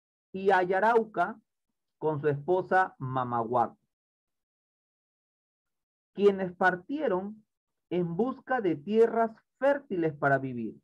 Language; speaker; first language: Spanish; native; Spanish